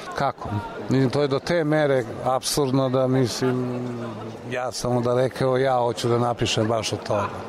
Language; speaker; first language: Serbian; native; Serbian